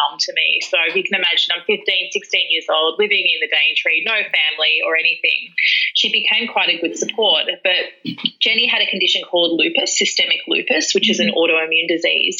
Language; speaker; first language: English; native; English